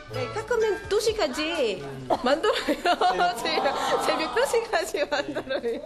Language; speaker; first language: Korean; non-native, learner; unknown